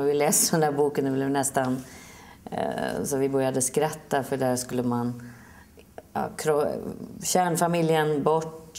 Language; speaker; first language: Swedish; native; Swedish